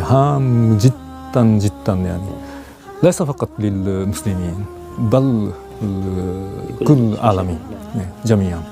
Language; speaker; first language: Arabic; non-native, learner; Japanese